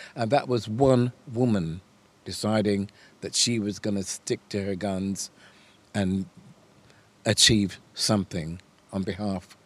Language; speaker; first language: English; native; English